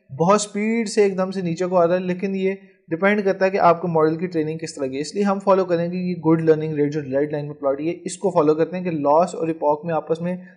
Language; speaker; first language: Urdu; non-native, local second language; Punjabi